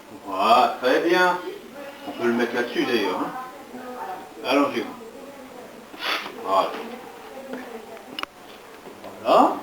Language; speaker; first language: French; native; French